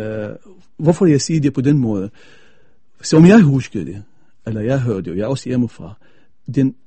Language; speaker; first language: Danish; non-native, fluent; Arabic